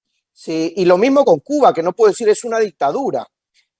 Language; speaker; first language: Spanish; native; Spanish